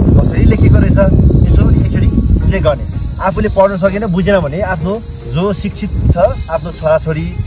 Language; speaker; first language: Nepali; non-native, local second language; Sherpa